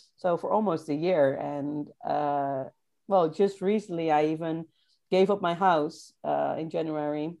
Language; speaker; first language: English; non-native, fluent; Dutch